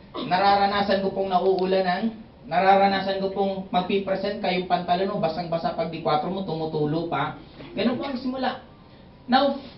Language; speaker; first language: Filipino; non-native, local second language; Bikol